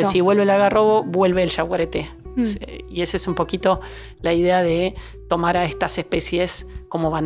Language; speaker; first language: Spanish; native; Spanish